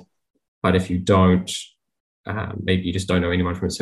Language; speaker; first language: English; native; English